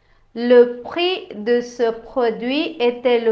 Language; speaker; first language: French; non-native, fluent; Tamil